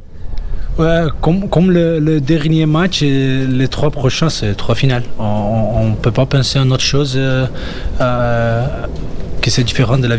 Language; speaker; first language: French; non-native, fluent; Portuguese